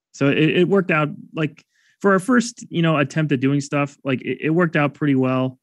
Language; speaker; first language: English; native; English